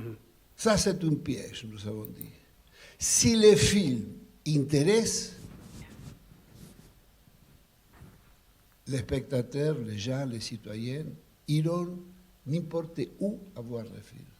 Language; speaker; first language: French; non-native, fluent; Spanish